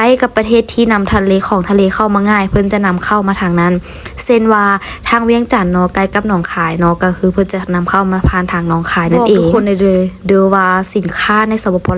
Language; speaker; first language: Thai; non-native, learner; Lao